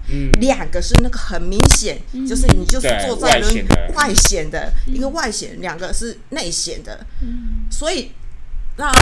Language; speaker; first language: Chinese; native; Chinese